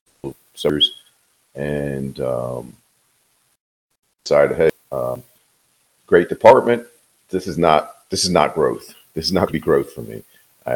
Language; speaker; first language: English; native; English